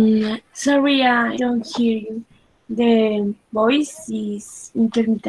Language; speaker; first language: English; non-native, learner; Spanish